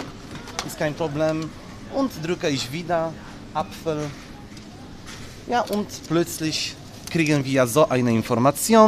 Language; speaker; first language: German; non-native, learner; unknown